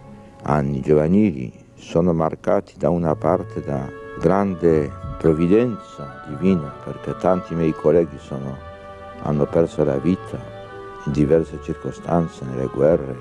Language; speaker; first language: Italian; non-native, fluent; Polish